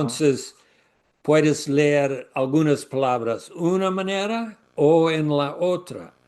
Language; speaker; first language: Spanish; non-native, learner; English